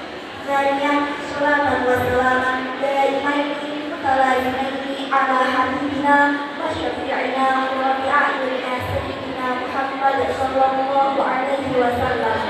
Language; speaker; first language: Arabic; non-native, learner; Indonesian